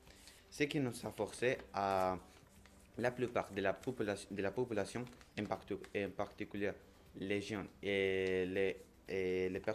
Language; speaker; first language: French; non-native, learner; Spanish